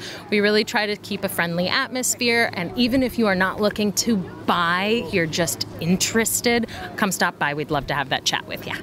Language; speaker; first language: English; native; English